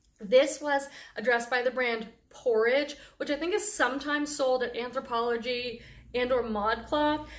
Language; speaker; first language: English; native; English